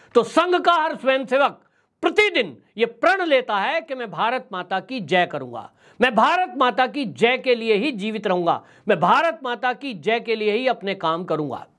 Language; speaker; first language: Hindi; native; Hindi